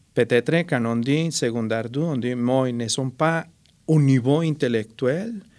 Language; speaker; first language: French; non-native, fluent; Spanish